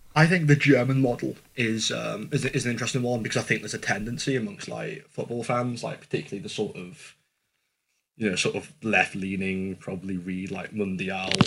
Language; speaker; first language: English; native; English